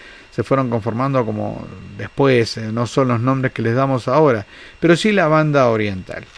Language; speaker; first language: Spanish; native; Spanish